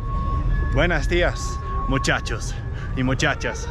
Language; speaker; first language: Spanish; non-native, learner; Danish